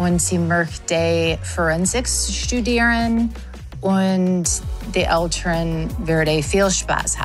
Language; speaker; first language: German; non-native, learner; English